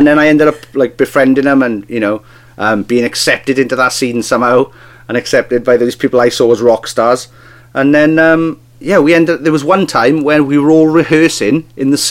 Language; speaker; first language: English; native; English